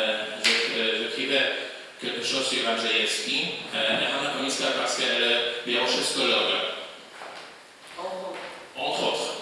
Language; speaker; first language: French; non-native, fluent; Polish